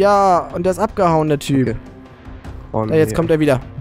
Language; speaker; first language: German; native; German